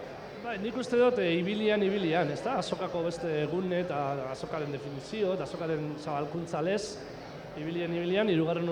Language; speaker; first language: Basque; native; Basque